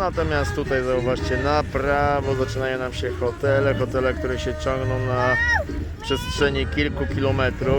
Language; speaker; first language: Polish; native; Polish